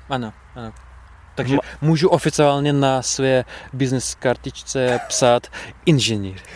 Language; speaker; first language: Czech; non-native, fluent; Russian